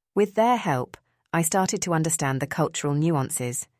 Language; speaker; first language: English; early bilingual, other home language; Spanish